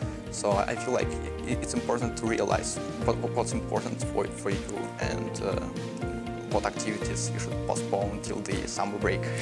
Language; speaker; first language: English; non-native, fluent; Russian